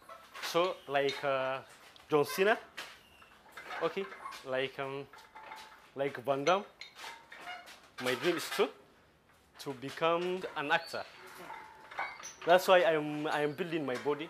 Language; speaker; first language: English; non-native, local second language; Somali